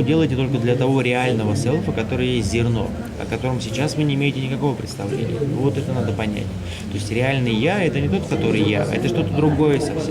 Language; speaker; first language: Russian; native; Russian